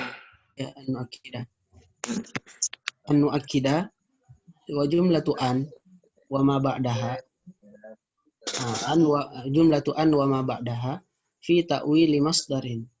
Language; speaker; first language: Arabic; non-native, learner; Indonesian